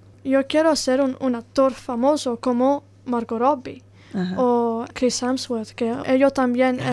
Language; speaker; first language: Spanish; non-native, learner; Italian